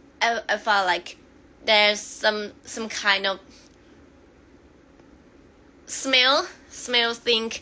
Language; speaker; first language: English; non-native, learner; Thai